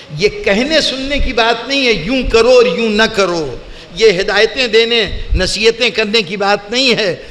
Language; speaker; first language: Urdu; native; Urdu